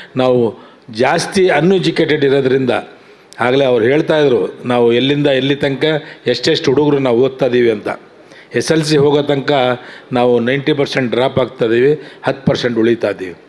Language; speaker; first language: Kannada; non-native, local second language; Urdu